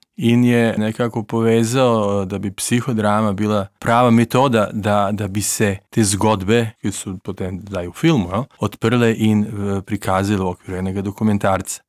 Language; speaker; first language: Slovenian; non-native, learner; Serbian